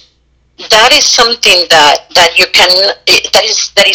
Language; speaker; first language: English; non-native, fluent; Spanish